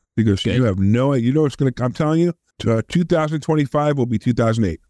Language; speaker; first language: English; native; English